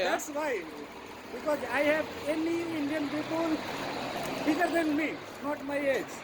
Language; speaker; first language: English; non-native, learner; Hindi